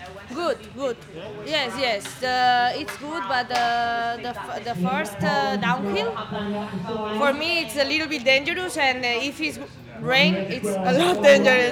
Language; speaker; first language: English; non-native, learner; Spanish